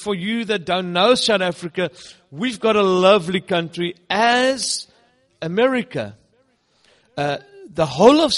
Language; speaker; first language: English; non-native, local second language; Afrikaans